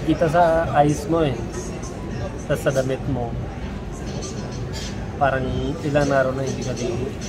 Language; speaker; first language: Filipino; non-native, learner; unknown